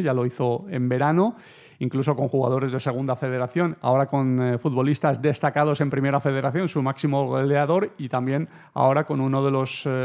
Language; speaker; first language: Spanish; native; Spanish